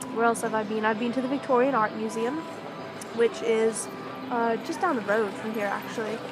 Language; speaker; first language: English; native; English